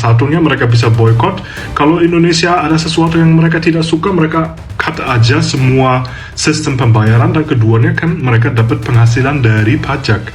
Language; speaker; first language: Indonesian; non-native, fluent; German